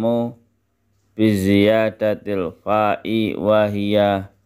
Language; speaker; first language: Arabic; non-native, fluent; Indonesian